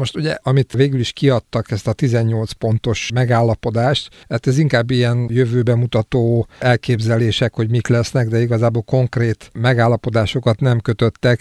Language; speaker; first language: Hungarian; native; Hungarian